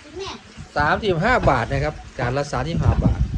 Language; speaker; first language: Thai; non-native, local second language; Northeastern Thai